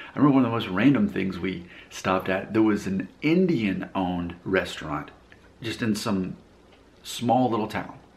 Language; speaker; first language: English; native; English